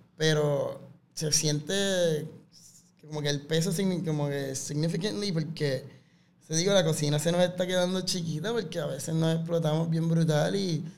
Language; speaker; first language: Spanish; native; Spanish